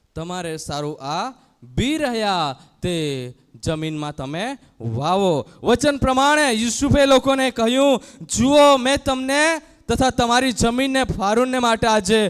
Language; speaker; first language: Gujarati; non-native, local second language; Gamit